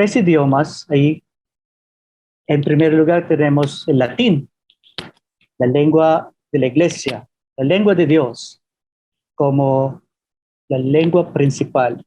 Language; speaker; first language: Spanish; non-native, fluent; Filipino